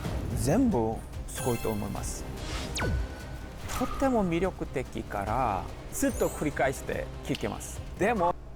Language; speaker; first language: Japanese; non-native, learner; Korean